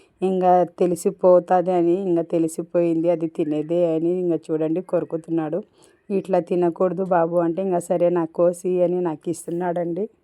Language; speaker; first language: Telugu; non-native, local second language; Urdu